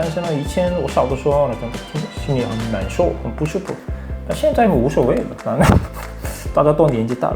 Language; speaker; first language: Chinese; non-native, fluent; Korean